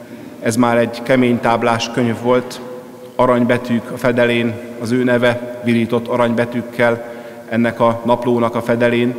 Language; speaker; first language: Hungarian; native; Hungarian